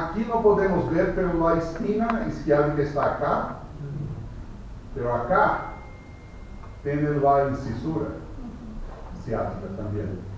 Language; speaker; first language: Spanish; non-native, fluent; Portuguese